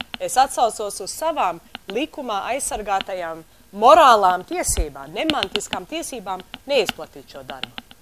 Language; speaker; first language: Latvian; early bilingual, heritage; Latvian